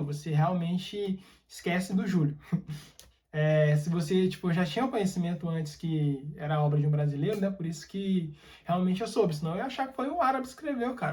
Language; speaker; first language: Portuguese; native; Portuguese